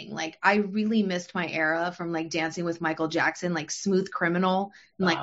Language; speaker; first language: English; early bilingual, other home language; French